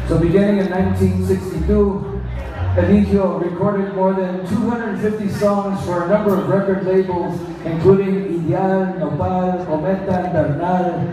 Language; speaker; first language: English; early bilingual, other home language; Spanish